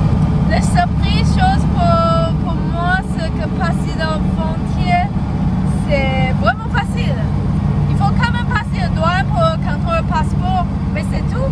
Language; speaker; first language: French; non-native, learner; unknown